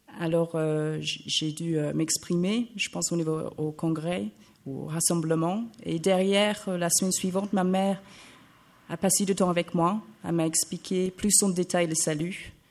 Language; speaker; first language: French; non-native, fluent; English